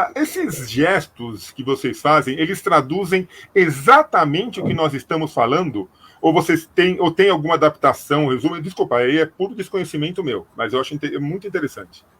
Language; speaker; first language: Portuguese; native; Portuguese